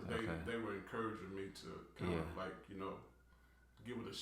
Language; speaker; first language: English; native; English